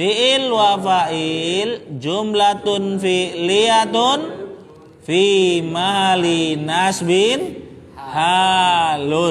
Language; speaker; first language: Arabic; non-native, fluent; Indonesian